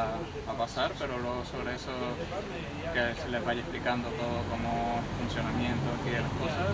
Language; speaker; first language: Spanish; native; Spanish